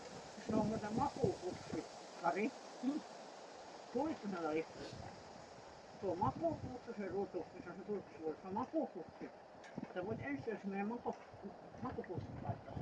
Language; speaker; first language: Finnish; native; Finnish